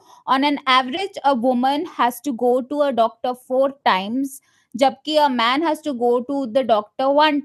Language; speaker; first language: English; non-native, local second language; Malayalam